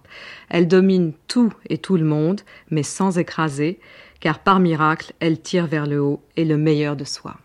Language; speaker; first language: French; native; French